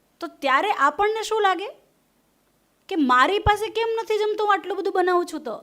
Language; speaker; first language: Gujarati; non-native, local second language; Hindi